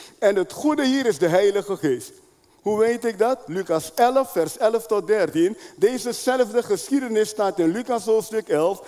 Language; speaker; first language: Dutch; non-native, fluent; Spanish